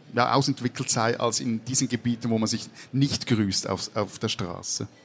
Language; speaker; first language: German; native; German